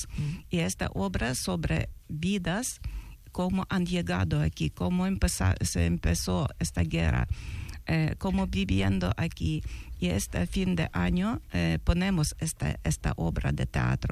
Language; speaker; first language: Spanish; non-native, learner; Ukrainian